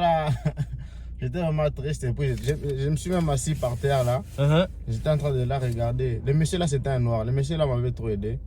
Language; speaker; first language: French; non-native, local second language; Swahili